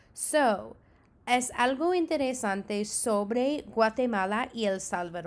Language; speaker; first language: Spanish; non-native, fluent; English